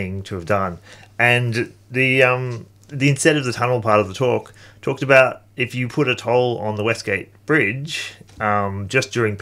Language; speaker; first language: English; native; English